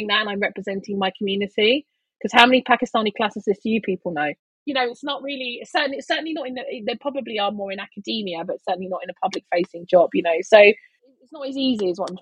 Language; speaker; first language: English; native; English